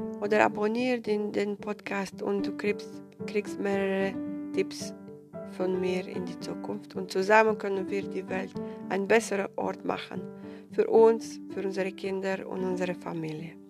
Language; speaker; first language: German; non-native, fluent; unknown